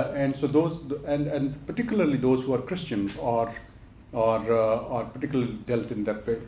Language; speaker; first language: English; non-native, local second language; Urdu